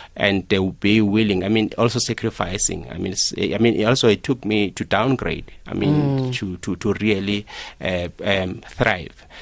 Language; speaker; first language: English; non-native, local second language; Northern Sotho